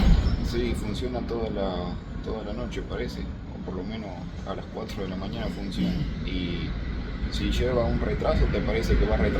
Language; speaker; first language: Spanish; native; Spanish